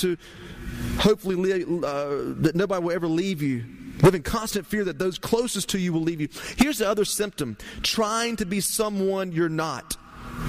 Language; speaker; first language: English; native; English